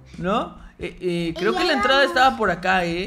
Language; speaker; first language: Spanish; native; Spanish